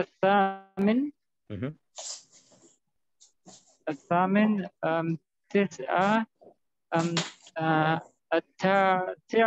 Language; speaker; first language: Arabic; non-native, learner; German